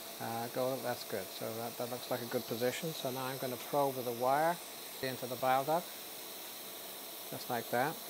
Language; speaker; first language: English; native; English